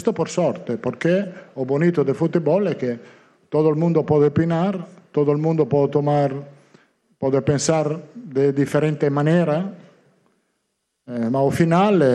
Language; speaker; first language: Portuguese; non-native, learner; Italian